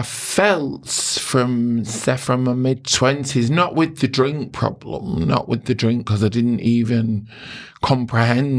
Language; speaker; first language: English; native; English